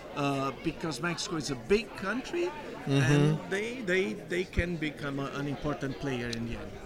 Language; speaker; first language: English; non-native, fluent; Portuguese